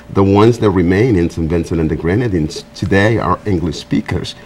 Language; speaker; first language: English; non-native, fluent; Spanish